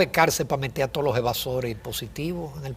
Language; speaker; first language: Spanish; native; Spanish